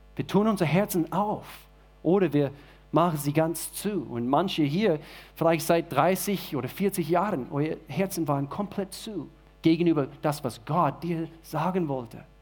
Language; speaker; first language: German; non-native, fluent; English